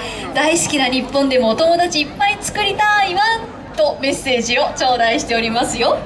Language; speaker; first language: Japanese; native; Japanese